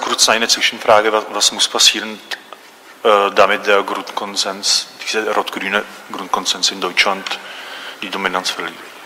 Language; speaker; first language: German; non-native, fluent; Czech